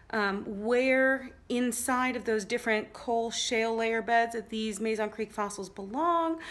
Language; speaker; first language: English; native; English